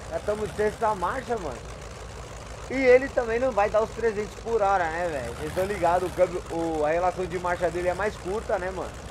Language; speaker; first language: Portuguese; native; Portuguese